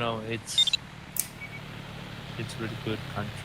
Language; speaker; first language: English; non-native, fluent; Spanish